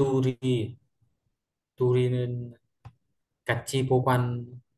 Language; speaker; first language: Korean; non-native, learner; Vietnamese